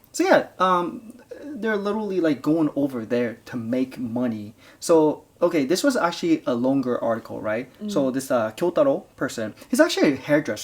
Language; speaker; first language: English; non-native, fluent; Japanese